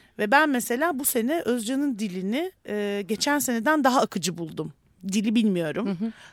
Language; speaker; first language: Turkish; native; Turkish